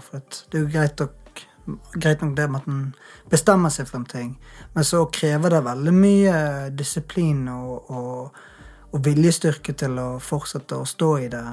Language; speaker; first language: Norwegian; native; Norwegian